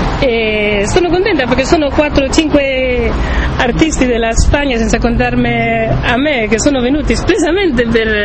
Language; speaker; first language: Italian; non-native, learner; Spanish